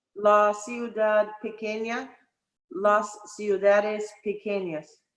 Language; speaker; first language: Spanish; non-native, learner; English